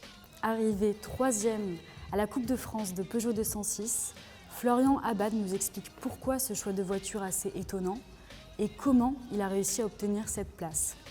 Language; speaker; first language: French; native; French